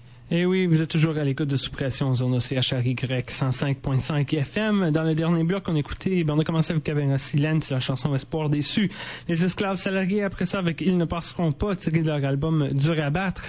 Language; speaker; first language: French; native; French